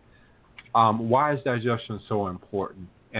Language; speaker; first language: English; native; English